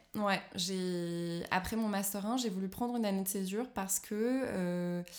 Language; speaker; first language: French; native; French